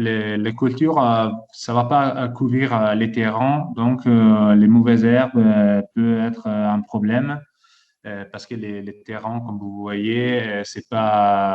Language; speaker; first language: French; non-native, fluent; Italian